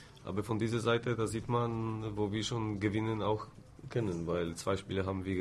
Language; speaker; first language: German; non-native, fluent; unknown